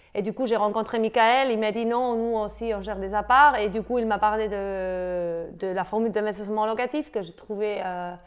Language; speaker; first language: French; non-native, fluent; Spanish